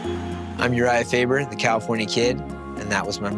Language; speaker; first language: English; native; English